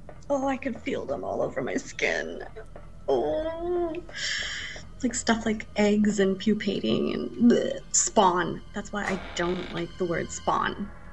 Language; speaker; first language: English; native; English